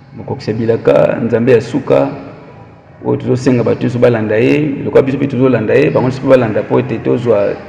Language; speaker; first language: Lingala; non-native, local second language; Kongo